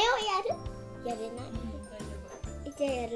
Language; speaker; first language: Japanese; early bilingual, heritage; Japanese